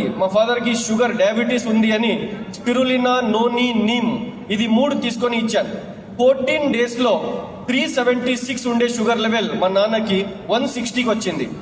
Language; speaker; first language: Telugu; non-native, local second language; Urdu